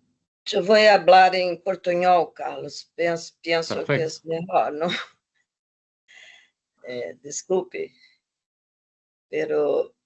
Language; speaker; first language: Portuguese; non-native, fluent; Spanish